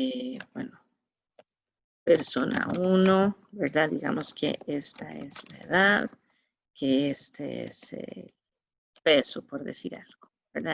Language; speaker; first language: Spanish; native; Spanish